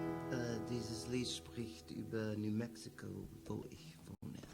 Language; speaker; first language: German; non-native, learner; English